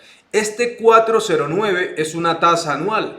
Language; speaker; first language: Spanish; native; Spanish